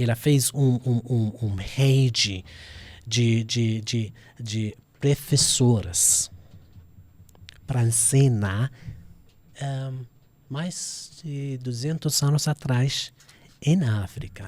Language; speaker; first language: Portuguese; non-native, fluent; Arabic